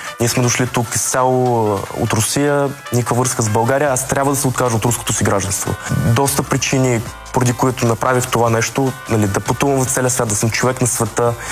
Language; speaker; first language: Bulgarian; early bilingual, other home language; Russian